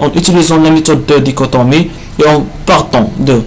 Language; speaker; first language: French; non-native, local second language; Arabic